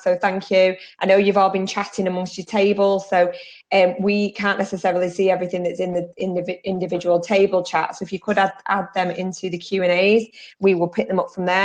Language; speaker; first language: English; native; English